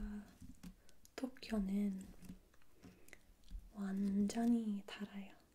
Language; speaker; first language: Korean; non-native, fluent; English